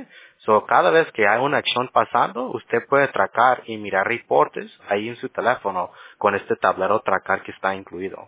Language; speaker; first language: Spanish; early bilingual, heritage; English